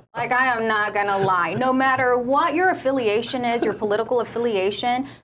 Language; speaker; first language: English; native; English